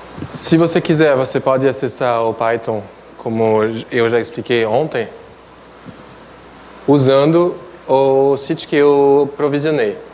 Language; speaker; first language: Portuguese; non-native, fluent; French